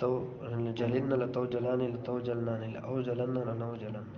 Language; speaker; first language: Arabic; non-native, learner; Urdu